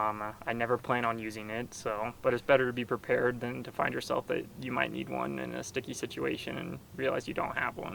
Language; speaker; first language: English; native; English